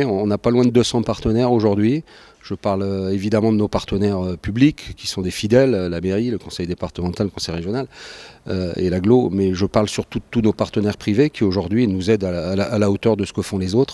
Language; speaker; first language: French; native; French